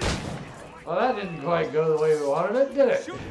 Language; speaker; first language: English; native; English